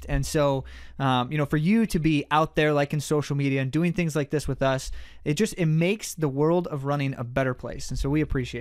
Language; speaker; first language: English; native; English